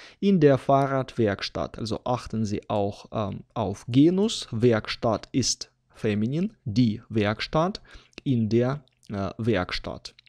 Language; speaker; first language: German; non-native, fluent; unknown